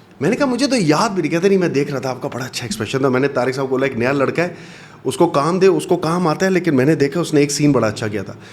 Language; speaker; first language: Urdu; non-native, local second language; Pashto